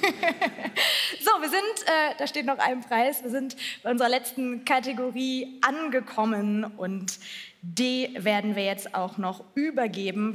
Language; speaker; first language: German; native; German